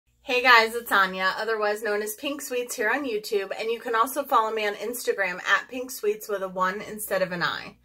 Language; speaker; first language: English; native; English